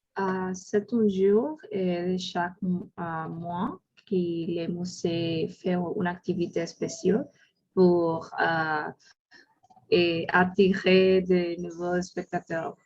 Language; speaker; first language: French; non-native, learner; Spanish